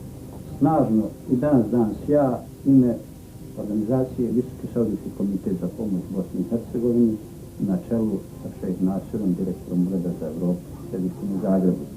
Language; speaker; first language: Bosnian; native; Bosnian